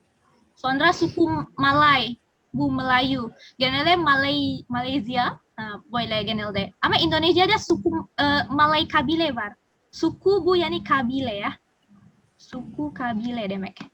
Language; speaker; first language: Turkish; non-native, learner; Indonesian